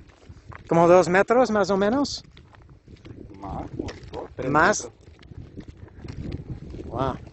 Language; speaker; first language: Spanish; non-native, learner; English